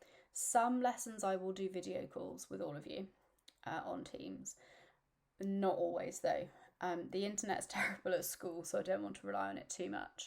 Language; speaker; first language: English; native; English